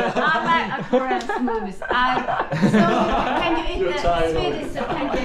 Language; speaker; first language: English; non-native, learner; Swedish